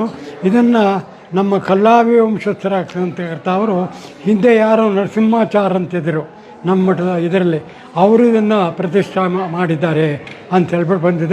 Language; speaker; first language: Kannada; native; Kannada